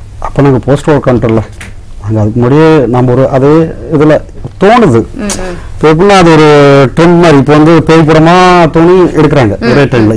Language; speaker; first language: Tamil; native; Tamil